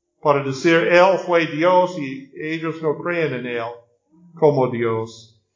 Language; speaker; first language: Spanish; non-native, learner; English